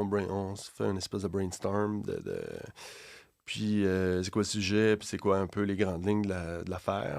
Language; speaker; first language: French; native; French